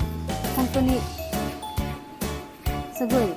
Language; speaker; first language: Japanese; non-native, fluent; Filipino